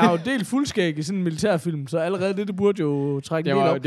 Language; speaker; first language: Danish; native; Danish